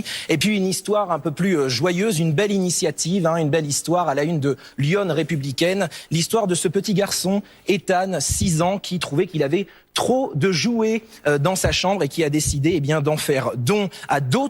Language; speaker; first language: French; native; French